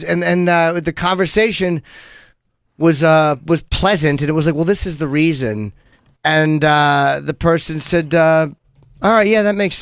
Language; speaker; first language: English; native; English